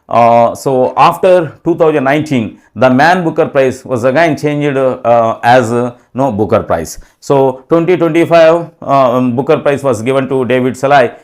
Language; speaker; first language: English; non-native, local second language; Telugu